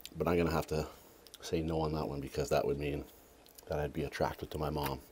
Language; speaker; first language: English; native; English